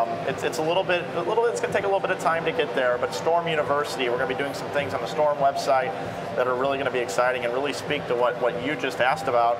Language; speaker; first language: English; native; English